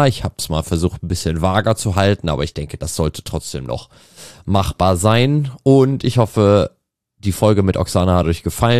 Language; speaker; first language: German; native; German